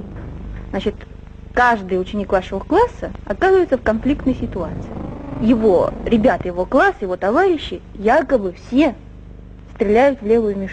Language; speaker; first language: Russian; native; Russian